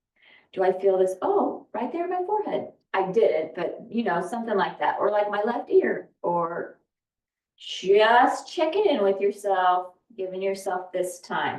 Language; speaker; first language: English; native; English